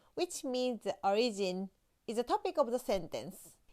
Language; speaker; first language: English; non-native, fluent; Japanese